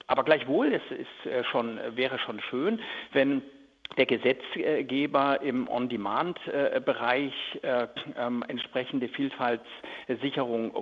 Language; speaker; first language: German; native; German